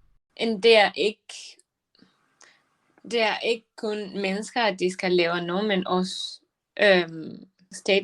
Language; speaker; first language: Danish; non-native, learner; Spanish